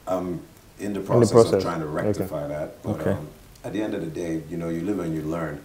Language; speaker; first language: English; non-native, local second language; Igbo